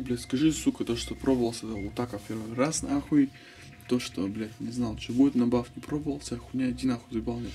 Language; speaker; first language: Russian; native; Russian